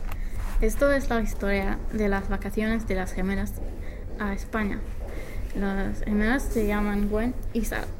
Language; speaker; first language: Spanish; non-native, learner; English